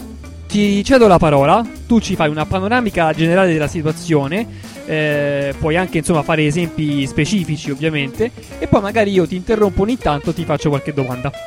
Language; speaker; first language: Italian; native; Italian